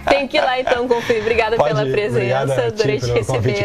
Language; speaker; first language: Portuguese; native; Portuguese